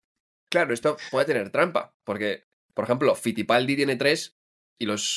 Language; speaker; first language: Spanish; native; Spanish